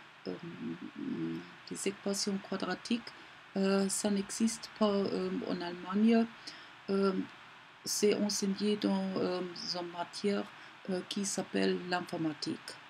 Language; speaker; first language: French; non-native, learner; German